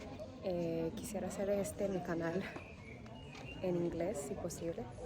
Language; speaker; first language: Spanish; early bilingual, heritage; Spanish